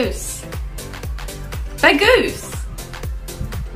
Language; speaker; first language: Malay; non-native, learner; English